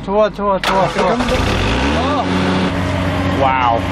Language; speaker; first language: Korean; non-native, fluent; English